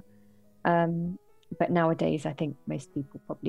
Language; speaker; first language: English; native; English